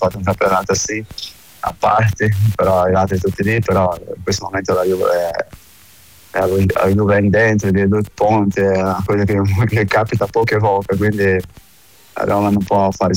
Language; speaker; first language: Italian; non-native, fluent; Portuguese